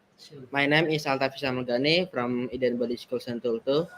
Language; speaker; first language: English; non-native, learner; Indonesian